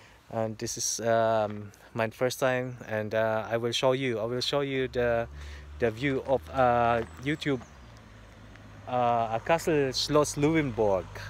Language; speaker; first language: English; non-native, local second language; Filipino